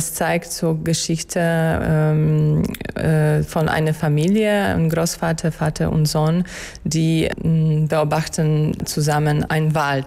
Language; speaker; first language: German; non-native, fluent; Polish